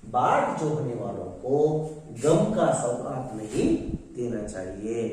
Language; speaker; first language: Hindi; non-native, local second language; Kannada